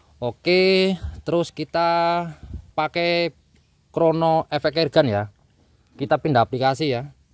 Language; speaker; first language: Indonesian; non-native, local second language; Javanese